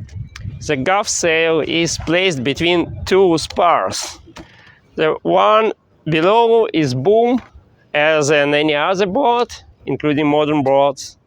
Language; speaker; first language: English; non-native, fluent; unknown